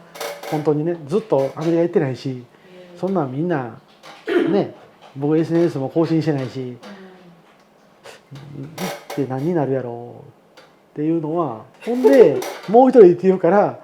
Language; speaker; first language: Japanese; native; Japanese